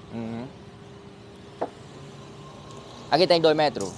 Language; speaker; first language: Portuguese; non-native, learner; Vietnamese